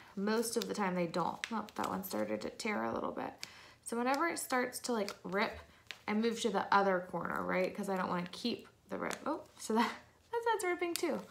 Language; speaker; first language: English; native; English